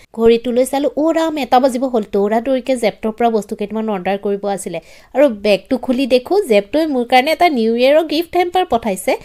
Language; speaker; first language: Assamese; native; Assamese